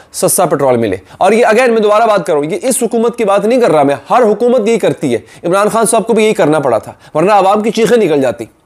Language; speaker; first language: Urdu; native; Urdu